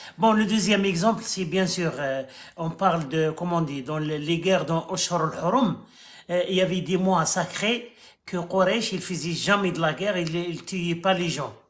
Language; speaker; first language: French; non-native, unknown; Arabic